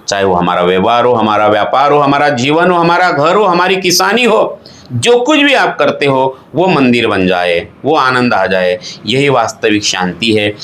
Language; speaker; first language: Hindi; non-native, local second language; Marathi